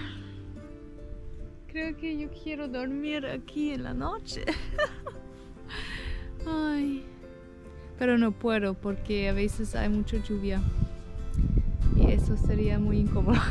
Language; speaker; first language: Spanish; non-native, fluent; German